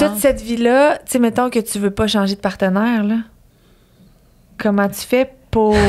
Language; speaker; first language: French; native; French